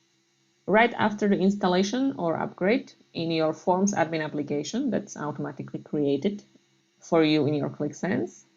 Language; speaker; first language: English; non-native, fluent; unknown